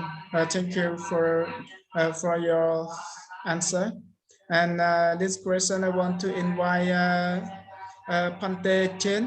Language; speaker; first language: English; non-native, learner; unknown